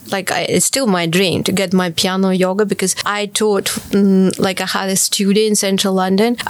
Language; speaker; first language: English; non-native, fluent; Ukrainian